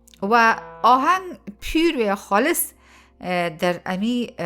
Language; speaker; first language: Persian; native; Persian